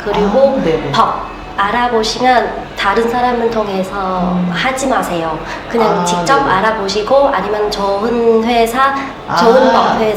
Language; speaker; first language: Korean; non-native, learner; Vietnamese